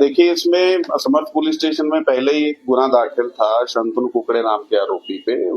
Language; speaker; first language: Hindi; non-native, local second language; Marathi